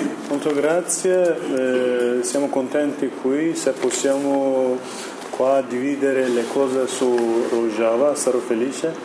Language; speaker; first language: Italian; non-native, learner; Kurdish